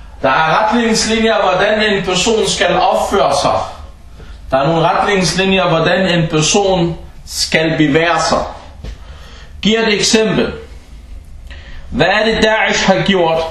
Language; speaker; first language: Danish; early bilingual, other home language; Arabic